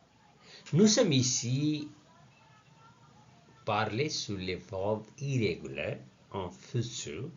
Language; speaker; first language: French; non-native, learner; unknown